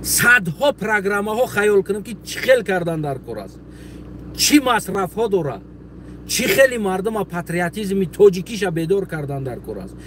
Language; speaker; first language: Tajik; non-native, local second language; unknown